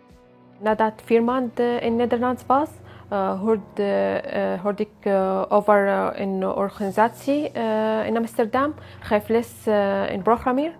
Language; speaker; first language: Dutch; non-native, learner; Arabic